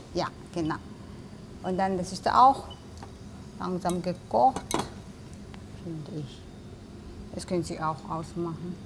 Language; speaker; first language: German; non-native, learner; Japanese